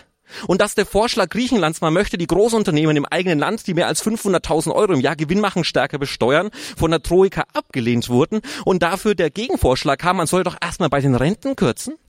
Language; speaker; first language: German; native; German